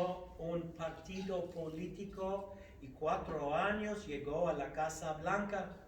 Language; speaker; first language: Spanish; non-native, fluent; English